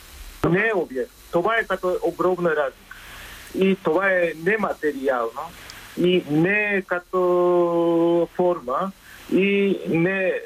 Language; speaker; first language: Bulgarian; non-native, learner; Japanese